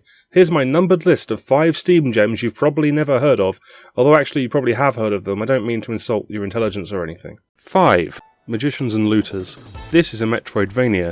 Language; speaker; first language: English; native; English